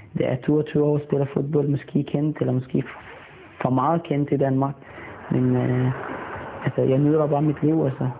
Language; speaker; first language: Danish; non-native, fluent; Arabic